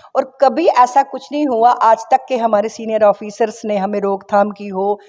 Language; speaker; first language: Hindi; non-native, local second language; Kashmiri